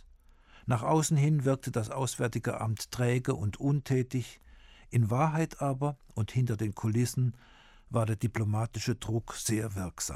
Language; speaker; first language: German; native; German